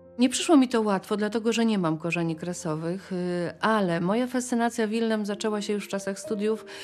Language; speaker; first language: Polish; native; Polish